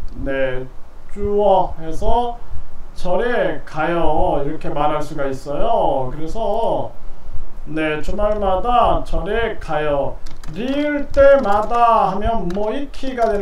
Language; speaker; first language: Korean; non-native, fluent; Vietnamese